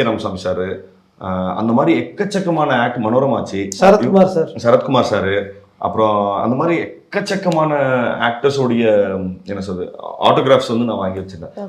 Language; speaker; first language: Tamil; native; Tamil